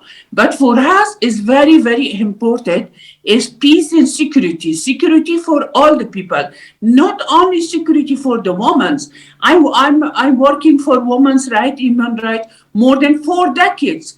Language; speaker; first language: English; non-native, learner; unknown